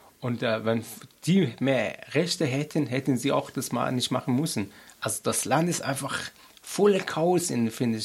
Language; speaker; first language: German; non-native, learner; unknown